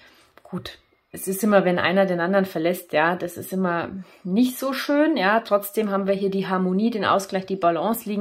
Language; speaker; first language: German; native; German